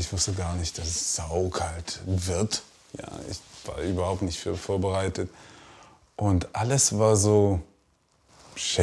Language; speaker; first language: German; non-native, fluent; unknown